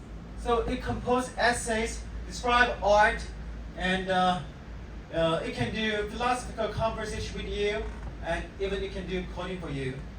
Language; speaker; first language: English; non-native, fluent; Korean